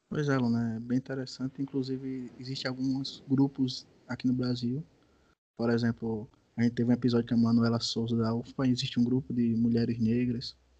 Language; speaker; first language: Portuguese; native; Portuguese